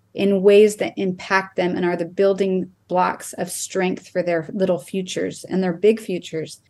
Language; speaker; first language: English; native; English